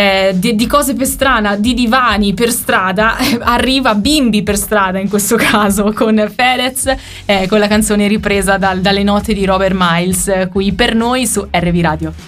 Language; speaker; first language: Italian; native; Italian